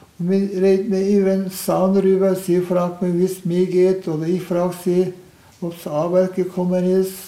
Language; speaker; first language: German; non-native, learner; Turkish